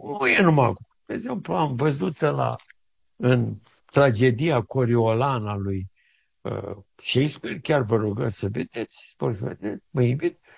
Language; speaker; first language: Romanian; native; Romanian